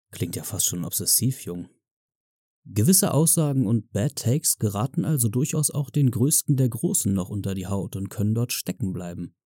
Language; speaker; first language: German; native; German